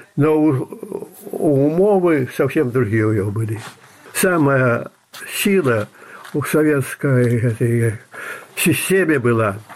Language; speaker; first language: Russian; non-native, local second language; Belarusian